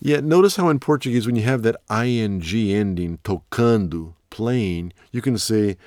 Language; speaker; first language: English; native; English